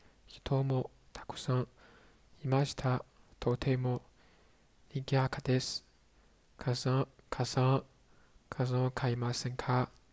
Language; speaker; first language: Japanese; non-native, learner; Chinese